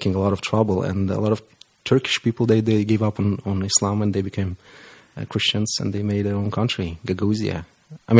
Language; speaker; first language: English; non-native, fluent; Romanian